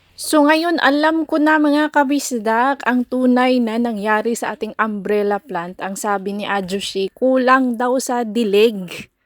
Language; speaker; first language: Filipino; non-native, local second language; Cebuano